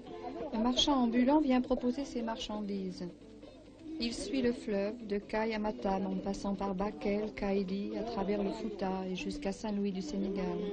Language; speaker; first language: French; native; French